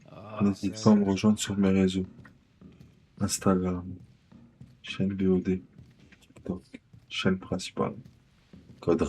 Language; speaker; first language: French; native; French